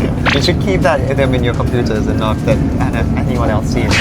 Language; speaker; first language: English; non-native, fluent; Thai